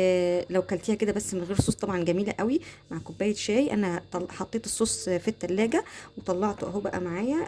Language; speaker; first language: Arabic; native; Arabic